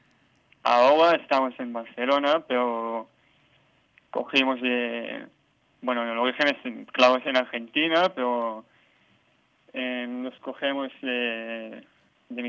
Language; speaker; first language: Spanish; non-native, learner; Hebrew